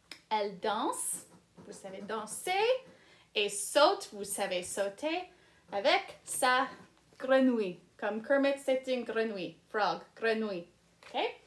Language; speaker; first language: French; non-native, fluent; English